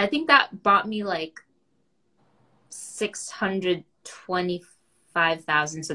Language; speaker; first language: English; early bilingual, other home language; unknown